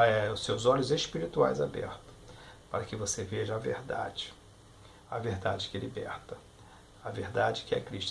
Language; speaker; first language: Portuguese; native; Portuguese